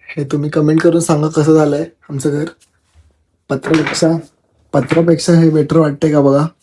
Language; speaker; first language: Marathi; non-native, local second language; Telugu